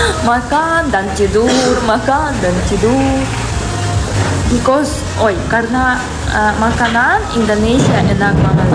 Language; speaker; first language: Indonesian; non-native, learner; Russian